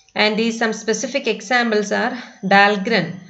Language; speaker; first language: English; non-native, local second language; Malayalam